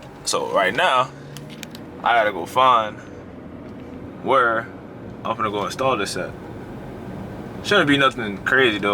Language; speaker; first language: English; native; English